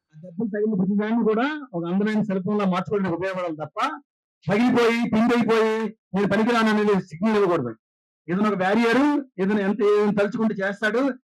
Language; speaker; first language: Telugu; native; Telugu